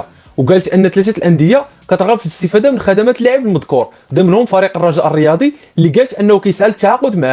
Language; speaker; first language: Arabic; native; Arabic